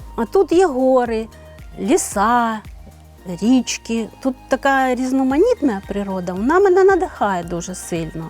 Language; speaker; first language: Ukrainian; non-native, local second language; Russian